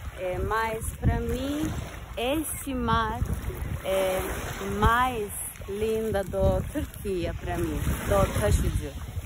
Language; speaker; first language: Portuguese; non-native, learner; Turkish